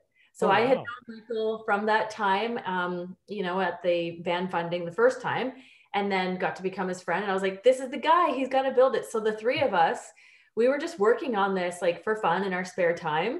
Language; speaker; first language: English; native; English